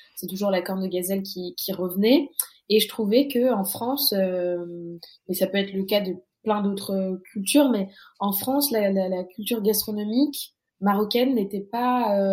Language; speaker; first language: French; native; French